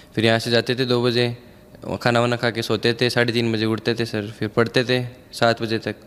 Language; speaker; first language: Hindi; native; Hindi